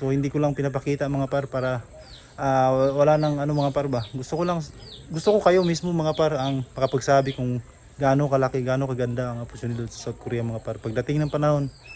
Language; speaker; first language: Filipino; non-native, local second language; Cebuano